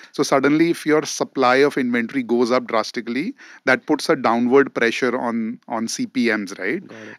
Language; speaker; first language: English; non-native, local second language; Hindi